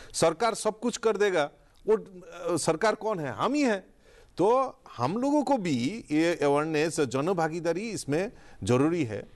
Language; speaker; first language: Hindi; non-native, local second language; Bangla